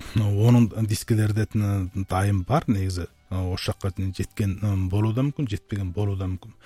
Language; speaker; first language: Kazakh; native; Kazakh